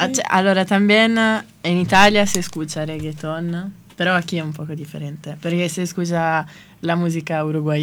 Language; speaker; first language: Spanish; non-native, learner; Italian